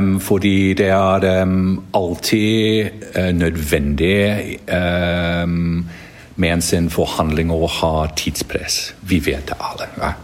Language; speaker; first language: Norwegian; non-native, learner; English